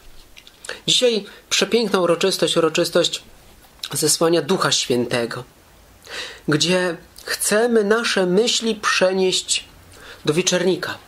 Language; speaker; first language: Polish; native; Polish